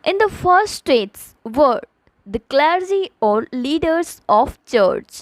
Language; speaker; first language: English; non-native, local second language; Gujarati